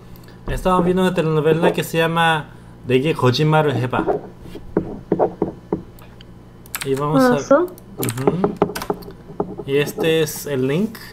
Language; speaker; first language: Spanish; non-native, fluent; Korean